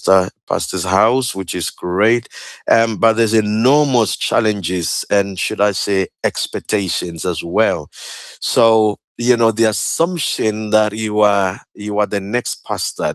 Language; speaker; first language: English; non-native, local second language; Akan